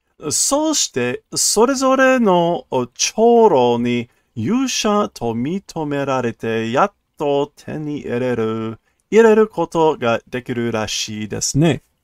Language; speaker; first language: Japanese; non-native, learner; English